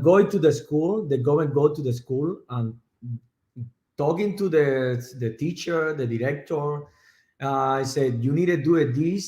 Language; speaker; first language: English; non-native, learner; Spanish